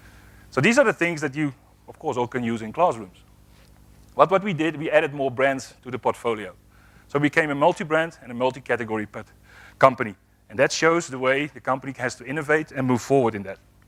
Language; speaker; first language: English; non-native, fluent; Dutch